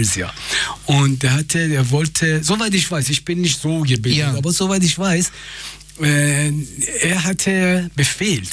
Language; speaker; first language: German; non-native, fluent; Persian